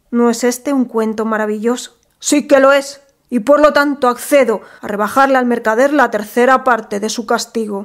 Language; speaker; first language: Spanish; native; Spanish